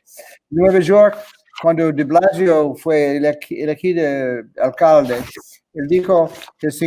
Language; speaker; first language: Spanish; non-native, fluent; English